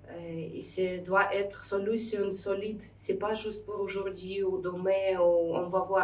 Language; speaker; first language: French; non-native, learner; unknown